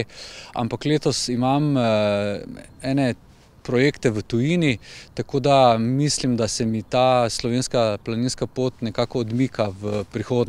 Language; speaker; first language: Slovenian; native; Slovenian